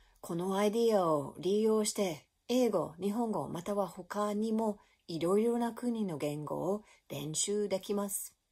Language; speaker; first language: Japanese; non-native, learner; English